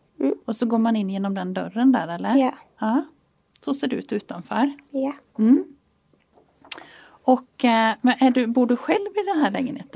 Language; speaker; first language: Swedish; native; Swedish